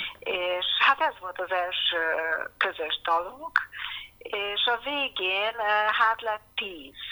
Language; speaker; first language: Hungarian; early bilingual, heritage; Hungarian